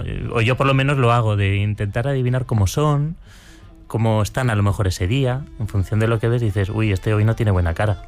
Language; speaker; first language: Spanish; native; Spanish